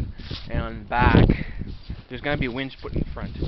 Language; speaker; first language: English; native; English